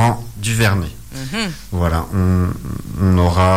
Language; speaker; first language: French; native; French